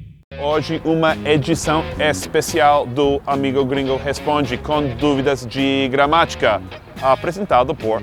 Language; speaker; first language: Portuguese; non-native, fluent; English